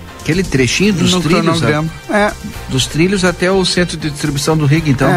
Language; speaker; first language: Portuguese; native; Portuguese